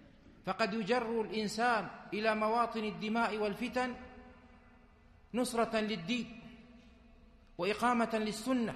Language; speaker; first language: Arabic; native; Arabic